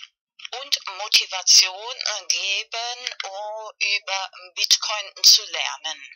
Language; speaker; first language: German; non-native, fluent; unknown